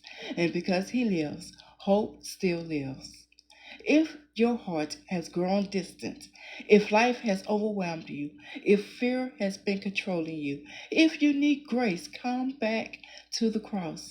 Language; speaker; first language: English; native; English